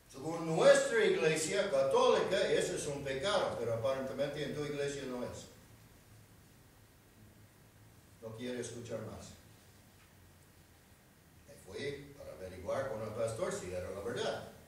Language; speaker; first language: Spanish; non-native, fluent; English